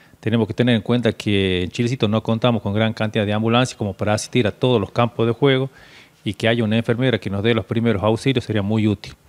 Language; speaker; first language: Spanish; native; Spanish